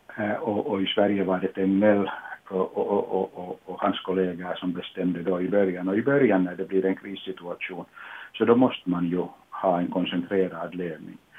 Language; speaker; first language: Swedish; non-native, local second language; Finnish